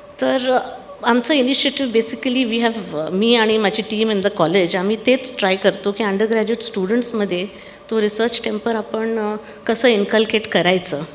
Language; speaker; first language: Marathi; non-native, local second language; Punjabi